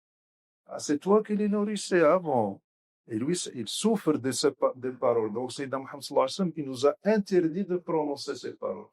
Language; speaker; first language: French; non-native, local second language; Arabic